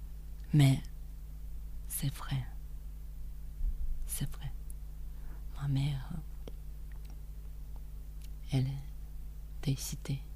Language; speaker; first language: French; non-native, learner; Chinese